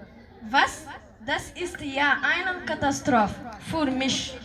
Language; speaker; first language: German; non-native, learner; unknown